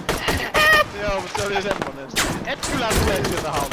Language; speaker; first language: Finnish; native; Finnish